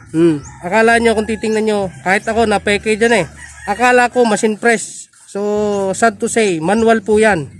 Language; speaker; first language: Filipino; native; Filipino